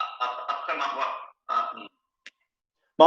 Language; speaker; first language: French; non-native, learner; English